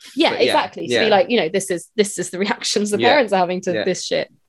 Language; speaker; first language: English; native; English